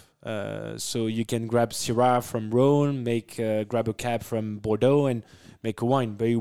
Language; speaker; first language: English; non-native, fluent; French